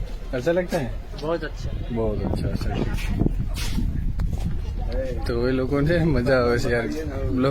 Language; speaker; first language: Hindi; non-native, local second language; Gujarati